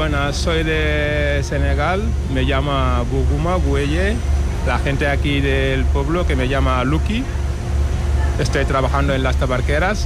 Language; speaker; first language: Spanish; non-native, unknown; Wolof